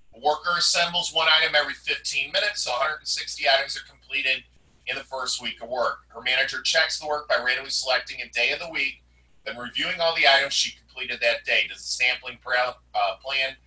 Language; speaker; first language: English; native; English